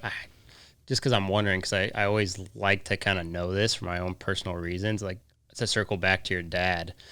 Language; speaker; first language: English; native; English